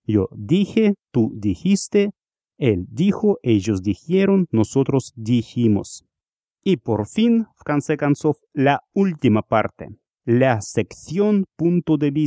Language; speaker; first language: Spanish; non-native, fluent; Russian